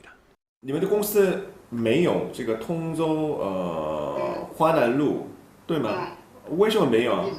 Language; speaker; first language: Chinese; non-native, fluent; Korean